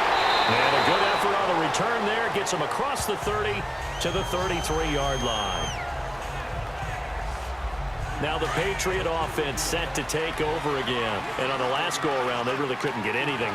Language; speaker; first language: English; native; English